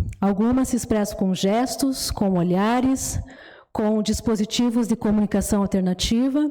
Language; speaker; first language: Portuguese; native; Portuguese